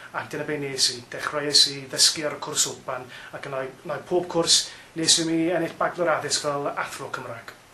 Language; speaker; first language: Welsh; non-native, local second language; English